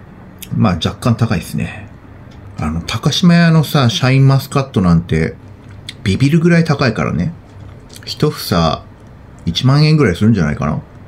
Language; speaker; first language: Japanese; native; Japanese